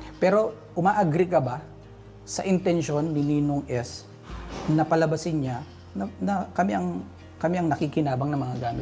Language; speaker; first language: Filipino; native; Filipino